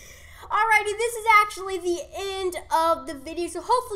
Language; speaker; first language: English; native; English